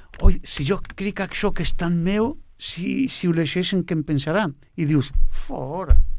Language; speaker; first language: Catalan; non-native, fluent; Portuguese